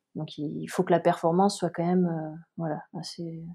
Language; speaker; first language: French; native; French